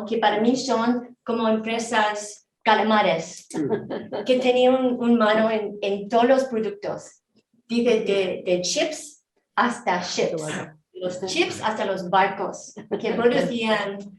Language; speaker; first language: Spanish; non-native, fluent; Korean